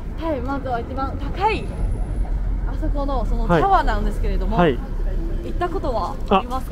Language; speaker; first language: Japanese; non-native, fluent; Chinese